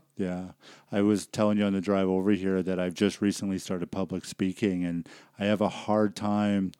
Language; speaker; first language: English; native; English